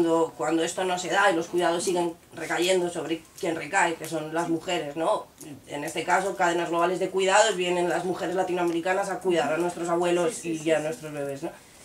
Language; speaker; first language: Spanish; native; Spanish